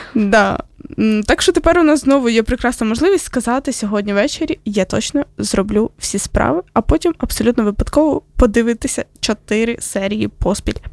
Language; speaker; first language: Ukrainian; non-native, local second language; Russian